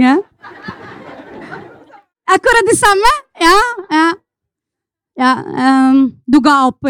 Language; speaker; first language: Norwegian; non-native, fluent; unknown